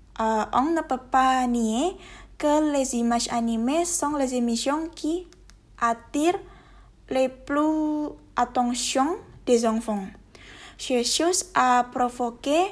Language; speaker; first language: French; non-native, learner; Indonesian